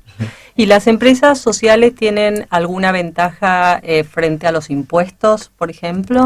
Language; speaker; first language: Spanish; native; Spanish